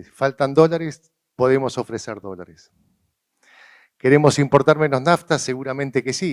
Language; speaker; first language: Spanish; native; Spanish